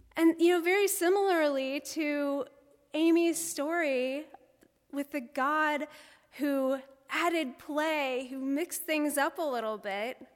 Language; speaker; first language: English; native; English